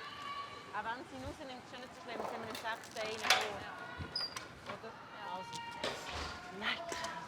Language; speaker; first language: German; native; German